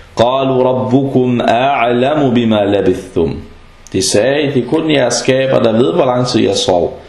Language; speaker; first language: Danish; non-native, fluent; Arabic